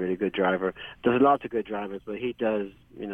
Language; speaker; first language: English; native; English